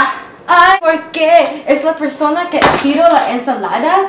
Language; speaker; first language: Spanish; non-native, learner; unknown